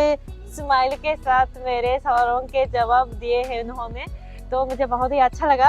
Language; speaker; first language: Hindi; non-native, fluent; Japanese